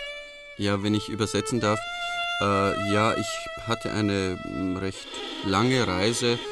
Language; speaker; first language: German; native; German